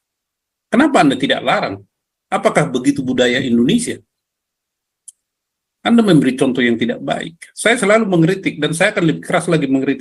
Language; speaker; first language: Indonesian; native; Indonesian